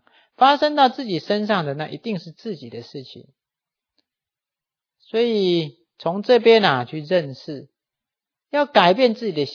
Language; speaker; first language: Chinese; native; Chinese